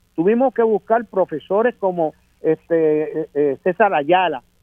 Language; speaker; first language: Spanish; native; Spanish